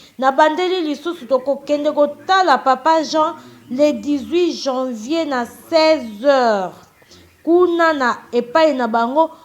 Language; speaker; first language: Lingala; native; Lingala